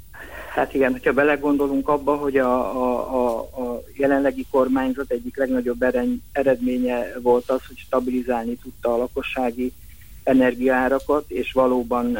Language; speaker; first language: Hungarian; native; Hungarian